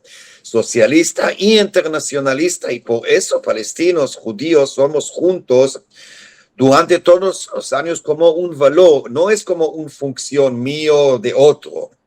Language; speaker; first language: Spanish; non-native, fluent; Hebrew